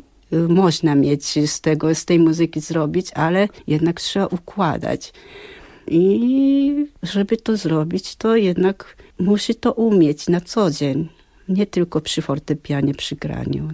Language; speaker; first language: Polish; non-native, fluent; Japanese